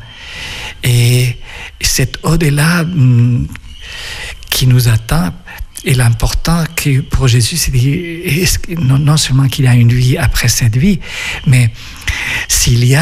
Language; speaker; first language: French; non-native, fluent; Spanish